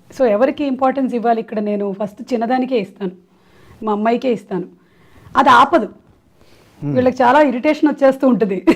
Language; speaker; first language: Telugu; non-native, local second language; Malayalam